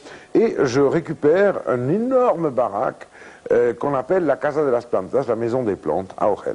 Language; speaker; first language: French; native; French